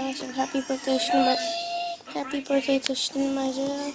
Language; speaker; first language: English; native; English